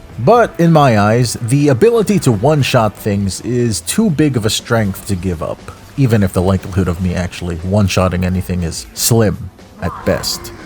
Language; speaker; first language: English; native; English